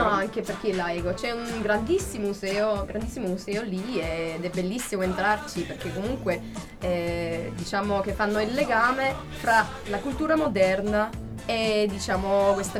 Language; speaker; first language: Italian; non-native, fluent; German